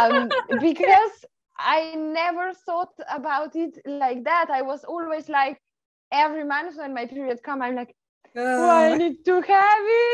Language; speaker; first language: English; non-native, fluent; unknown